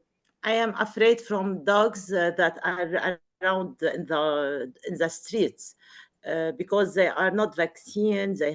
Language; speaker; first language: English; non-native, learner; Arabic